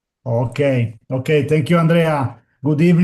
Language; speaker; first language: English; non-native, learner; Italian